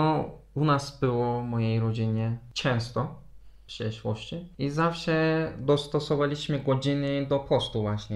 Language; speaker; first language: Polish; non-native, learner; Turkish